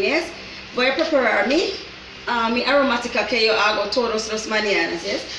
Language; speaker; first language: Spanish; non-native, fluent; English